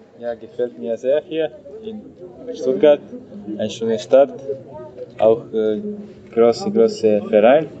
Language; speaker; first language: German; non-native, learner; Spanish